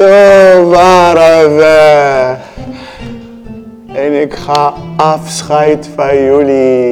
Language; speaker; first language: Dutch; non-native, learner; Arabic